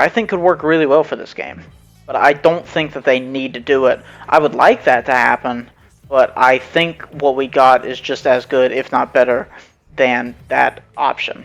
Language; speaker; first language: English; native; English